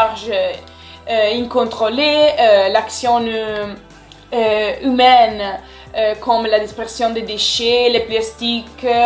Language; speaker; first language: French; non-native, learner; Italian